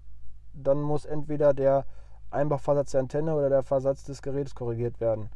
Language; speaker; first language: German; native; German